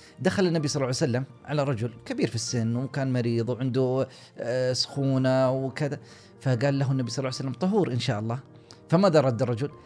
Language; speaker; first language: Arabic; native; Arabic